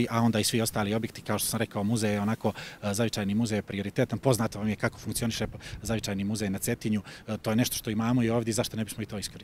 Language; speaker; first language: Croatian; native; Croatian